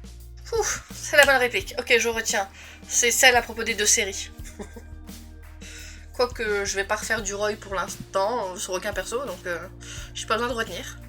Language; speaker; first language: French; native; French